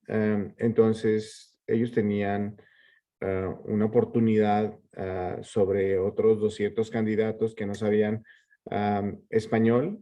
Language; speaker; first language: Spanish; early bilingual, heritage; Spanish